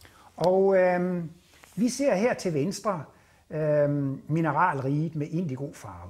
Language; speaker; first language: Danish; native; Danish